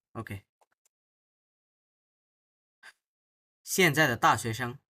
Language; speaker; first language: Chinese; non-native, fluent; Bangla